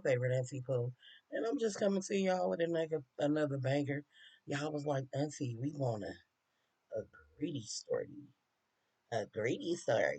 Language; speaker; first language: English; native; English